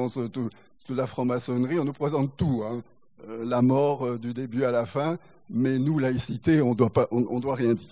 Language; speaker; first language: French; native; French